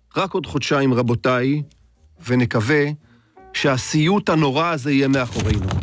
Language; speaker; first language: Hebrew; native; Hebrew